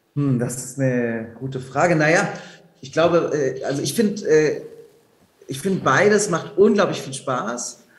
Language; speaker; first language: German; native; German